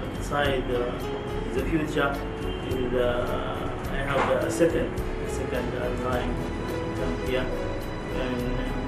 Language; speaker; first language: English; non-native, learner; Arabic